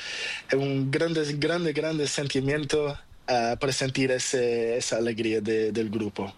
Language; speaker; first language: Spanish; non-native, learner; Portuguese